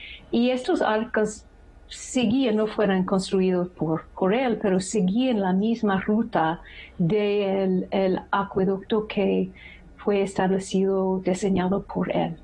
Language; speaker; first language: Spanish; non-native, fluent; English